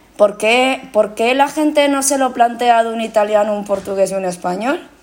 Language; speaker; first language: Spanish; early bilingual, other home language; Korean